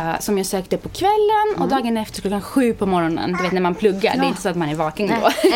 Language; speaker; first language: Swedish; non-native, fluent; Romanian